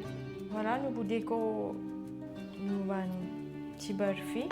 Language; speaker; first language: French; non-native, local second language; Morisyen